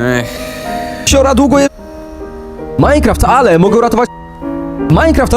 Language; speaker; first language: Polish; native; Polish